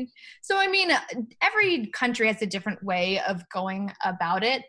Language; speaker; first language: English; native; English